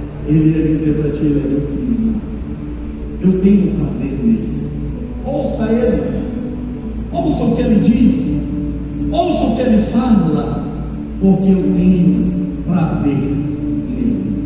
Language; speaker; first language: Portuguese; native; Portuguese